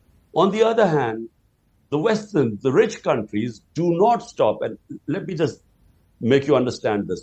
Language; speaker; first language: English; non-native, local second language; Urdu